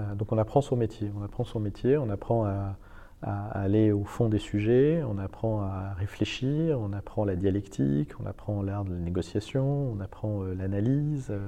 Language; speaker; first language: French; non-native, fluent; Persian